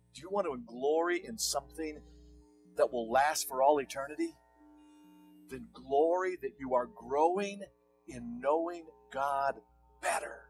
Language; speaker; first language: English; native; English